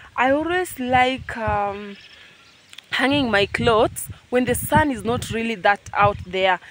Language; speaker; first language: English; non-native, local second language; Luo (Kenya and Tanzania)